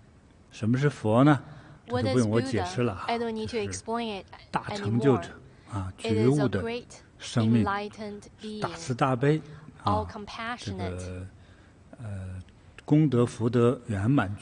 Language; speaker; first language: Chinese; native; Chinese